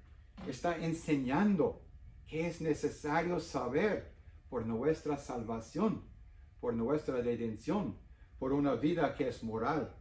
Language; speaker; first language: Spanish; non-native, fluent; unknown